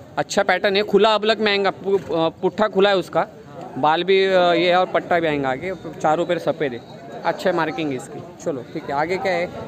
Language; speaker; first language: Hindi; non-native, local second language; Marathi